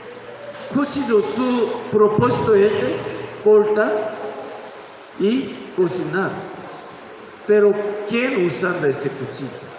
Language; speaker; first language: Spanish; non-native, learner; Korean